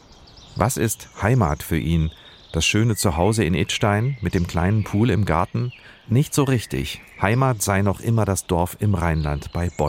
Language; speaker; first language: German; native; German